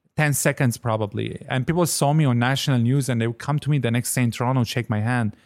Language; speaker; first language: English; non-native, fluent; Arabic